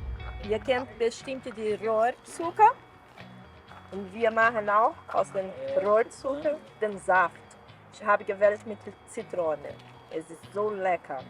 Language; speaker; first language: German; non-native, fluent; Portuguese